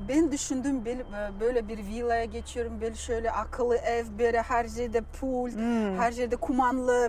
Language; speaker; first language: Turkish; non-native, learner; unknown